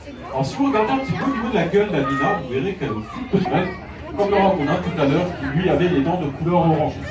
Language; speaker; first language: French; native; French